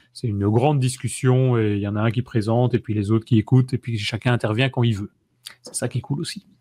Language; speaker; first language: French; native; French